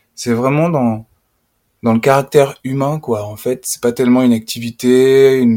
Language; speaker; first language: French; native; French